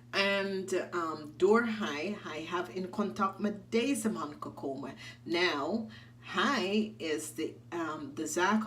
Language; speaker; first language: Dutch; non-native, fluent; English